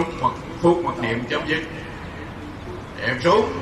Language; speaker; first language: Vietnamese; native; Vietnamese